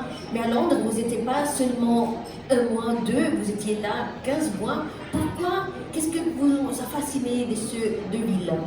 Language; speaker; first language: French; non-native, local second language; German